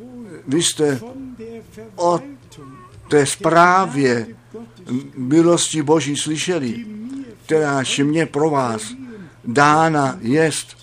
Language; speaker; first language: Czech; non-native, fluent; German